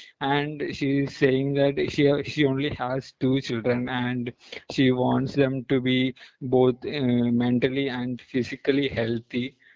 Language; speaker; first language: English; non-native, local second language; Malayalam